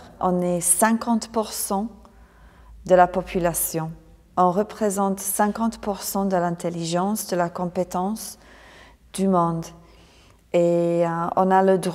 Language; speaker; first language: French; non-native, fluent; English